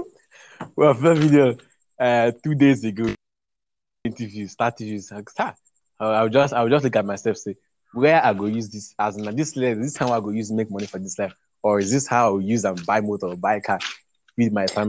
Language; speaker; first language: English; non-native, local second language; Igbo